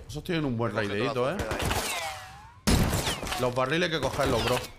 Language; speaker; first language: Spanish; native; Spanish